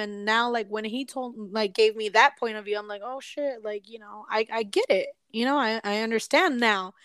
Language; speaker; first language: English; early bilingual, other home language; Spanish